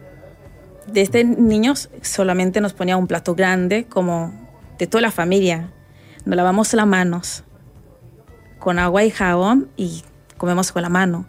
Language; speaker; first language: Spanish; non-native, fluent; Rundi